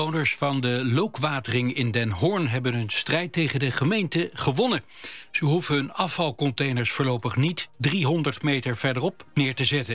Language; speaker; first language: Dutch; native; Dutch